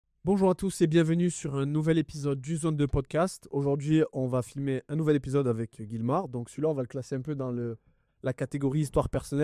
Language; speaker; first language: French; native; French